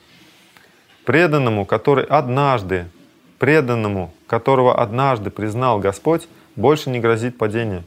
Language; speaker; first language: Russian; native; Russian